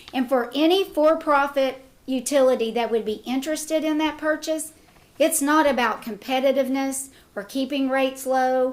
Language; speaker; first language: English; native; English